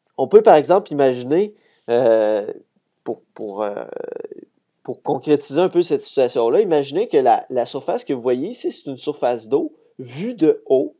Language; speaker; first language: French; native; French